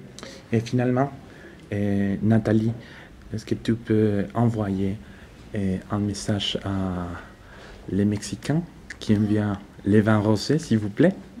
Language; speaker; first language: French; non-native, learner; Spanish